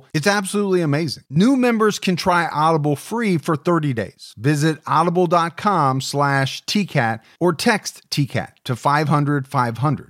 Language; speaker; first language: English; native; English